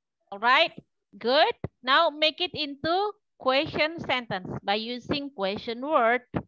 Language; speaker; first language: English; non-native, fluent; Indonesian